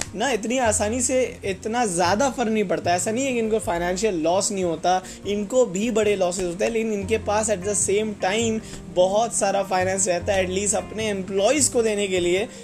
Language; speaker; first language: Hindi; native; Hindi